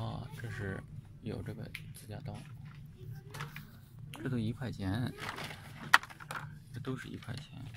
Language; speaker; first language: Chinese; native; Chinese